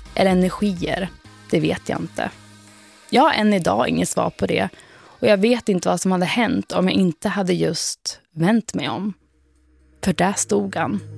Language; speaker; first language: Swedish; native; Swedish